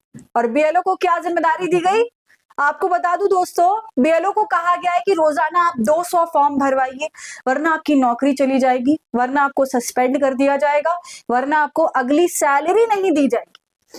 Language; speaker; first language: Hindi; native; Hindi